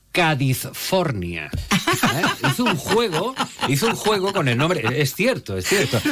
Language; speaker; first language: Spanish; native; Spanish